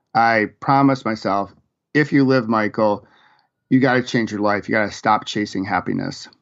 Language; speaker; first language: English; native; English